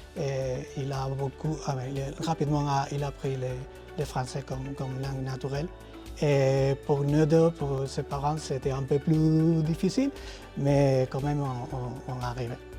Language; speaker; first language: French; non-native, fluent; Spanish